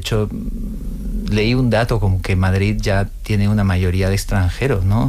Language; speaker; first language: Spanish; non-native, fluent; French